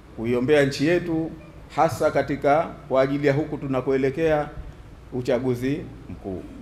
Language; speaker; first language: Swahili; native; Swahili